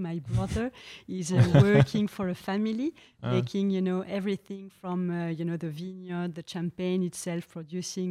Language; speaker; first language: English; non-native, fluent; French